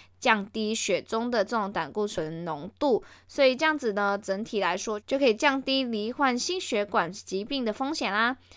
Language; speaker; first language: Chinese; native; Chinese